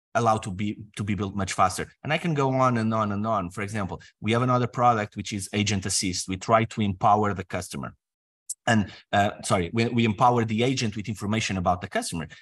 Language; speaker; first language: English; non-native, fluent; Portuguese